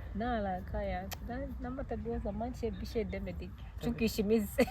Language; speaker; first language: Turkish; non-native, fluent; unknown